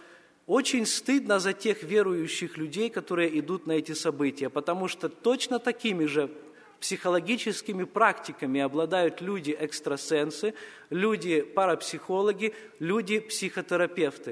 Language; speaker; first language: Russian; native; Russian